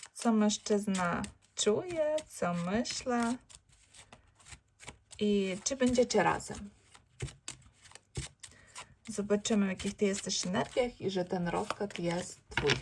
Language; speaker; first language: Polish; non-native, learner; Ukrainian